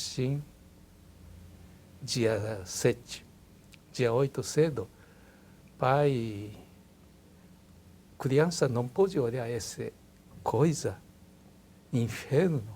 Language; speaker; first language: Portuguese; non-native, learner; Japanese